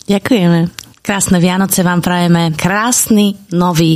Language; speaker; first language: Slovak; native; Slovak